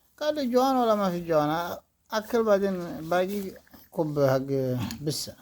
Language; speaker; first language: Arabic; non-native, learner; Amharic